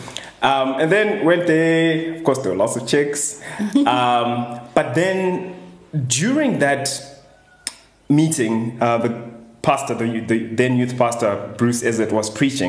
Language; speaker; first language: English; non-native, local second language; Shona